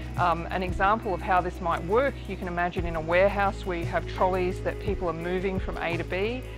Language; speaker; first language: English; native; English